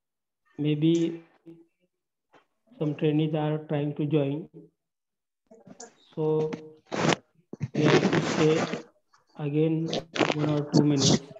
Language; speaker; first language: English; non-native, local second language; Marathi